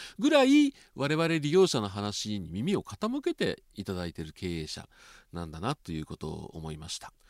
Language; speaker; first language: Japanese; native; Japanese